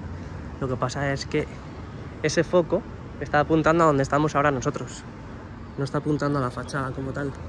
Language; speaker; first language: Spanish; native; Spanish